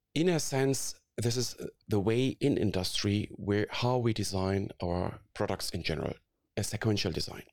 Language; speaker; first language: English; non-native, fluent; Arabic